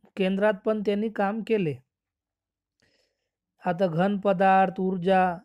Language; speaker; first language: Marathi; non-native, local second language; Urdu